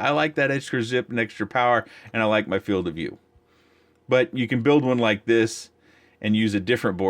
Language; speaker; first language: English; native; English